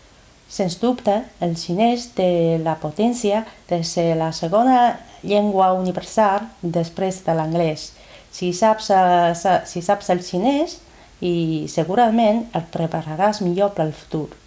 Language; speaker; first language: Catalan; non-native, fluent; Chinese